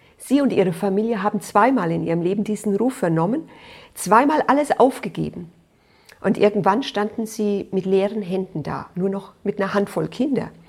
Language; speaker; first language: German; native; German